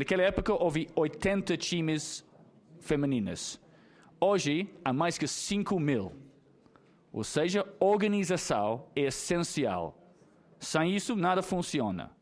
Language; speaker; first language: Portuguese; non-native, fluent; English